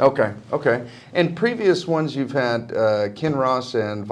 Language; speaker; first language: English; native; English